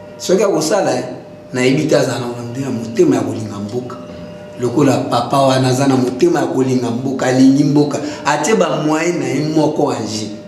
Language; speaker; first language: Lingala; native; Lingala